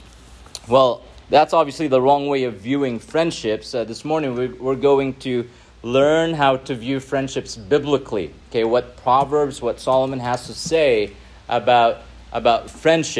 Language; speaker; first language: English; non-native, local second language; Filipino